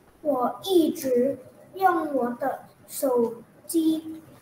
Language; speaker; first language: Chinese; non-native, learner; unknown